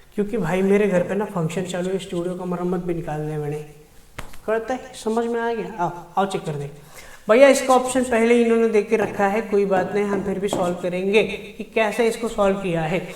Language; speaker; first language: Hindi; non-native, local second language; Marathi